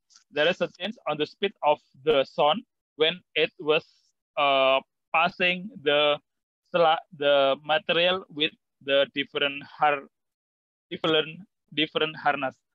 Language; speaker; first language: English; non-native, fluent; Javanese